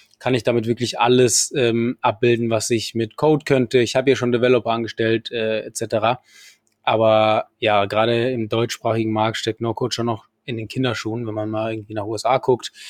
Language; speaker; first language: German; non-native, fluent; Spanish